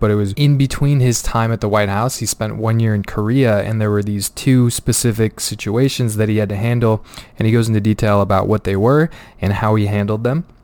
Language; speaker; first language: English; native; English